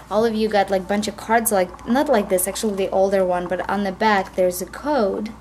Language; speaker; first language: English; non-native, fluent; Russian